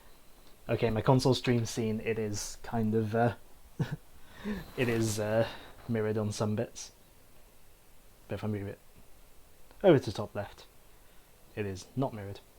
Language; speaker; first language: English; native; English